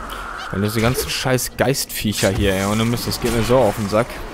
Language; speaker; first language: German; native; German